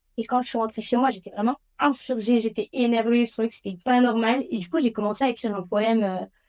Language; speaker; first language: French; early bilingual, other home language; Spanish